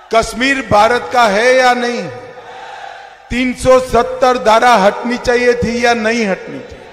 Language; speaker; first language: Hindi; non-native, local second language; Gujarati